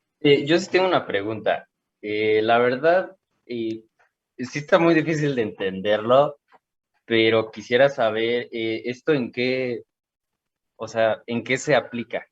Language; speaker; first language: Spanish; native; Spanish